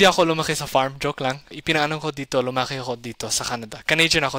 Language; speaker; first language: Filipino; non-native, fluent; Somali